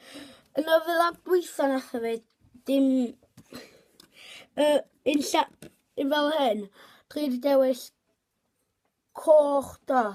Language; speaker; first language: Welsh; non-native, local second language; English